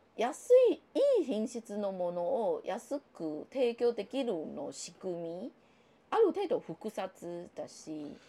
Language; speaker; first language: Japanese; non-native, fluent; Chinese